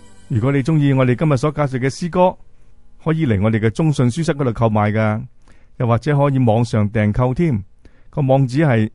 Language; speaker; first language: Chinese; native; Chinese